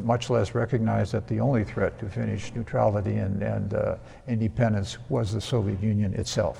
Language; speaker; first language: English; native; English